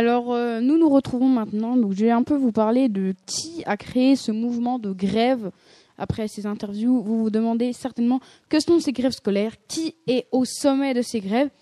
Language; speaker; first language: French; native; French